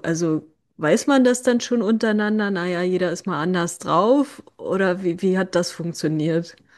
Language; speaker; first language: German; native; German